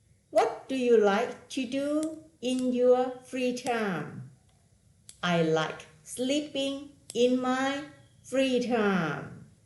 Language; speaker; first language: English; non-native, fluent; Thai